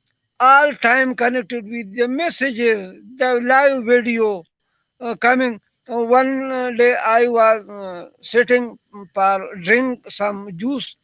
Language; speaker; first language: English; non-native, learner; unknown